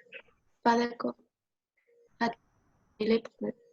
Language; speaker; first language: French; non-native, learner; Spanish